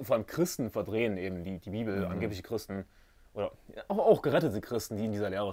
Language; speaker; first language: German; native; German